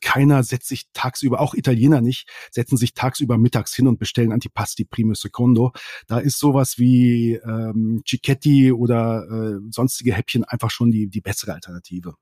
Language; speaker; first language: German; native; German